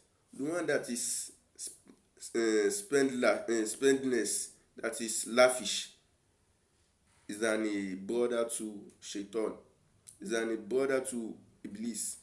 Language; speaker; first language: English; non-native, local second language; Yoruba